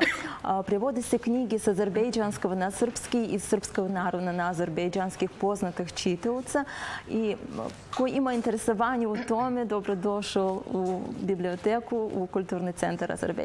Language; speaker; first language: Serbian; non-native, learner; Azerbaijani